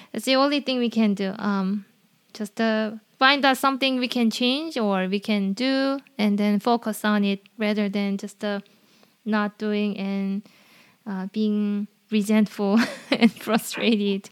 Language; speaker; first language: English; non-native, fluent; Korean